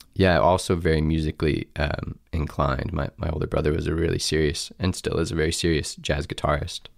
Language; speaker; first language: English; native; English